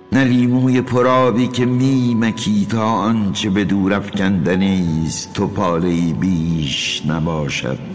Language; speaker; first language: Persian; native; Persian